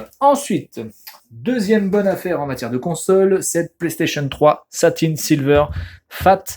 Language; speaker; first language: French; native; French